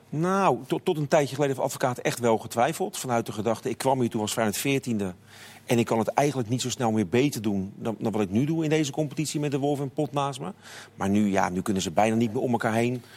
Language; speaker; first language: Dutch; native; Dutch